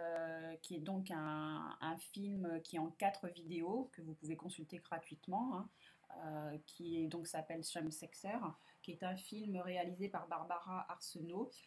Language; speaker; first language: French; native; French